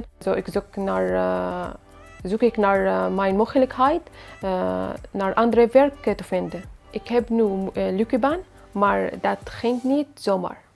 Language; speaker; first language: Dutch; non-native, learner; Arabic